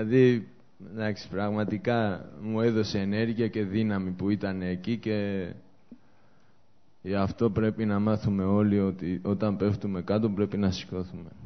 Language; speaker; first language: Greek; non-native, fluent; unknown